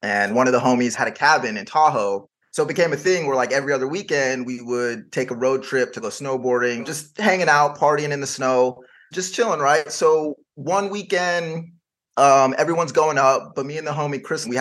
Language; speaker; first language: English; native; English